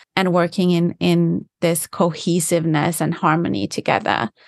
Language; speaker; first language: English; non-native, fluent; Finnish